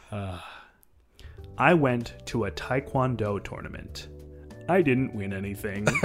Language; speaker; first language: English; native; English